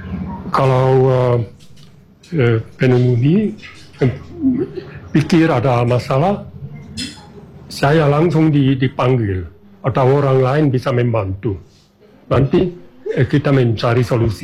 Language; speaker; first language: Indonesian; non-native, fluent; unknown